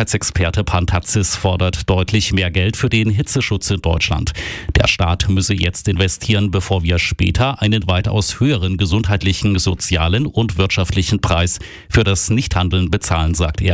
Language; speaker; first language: German; native; German